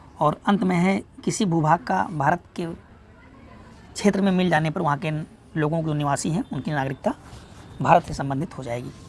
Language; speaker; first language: Hindi; native; Hindi